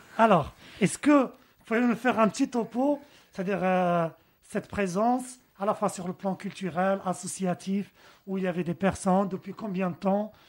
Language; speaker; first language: French; non-native, local second language; Arabic